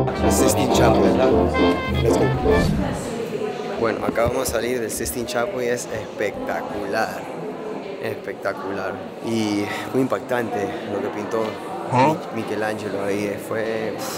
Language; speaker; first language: Spanish; early bilingual, heritage; Spanish